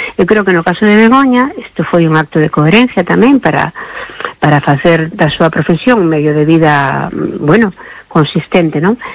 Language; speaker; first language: Galician; non-native, local second language; Spanish